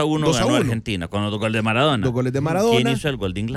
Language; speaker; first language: Spanish; native; Spanish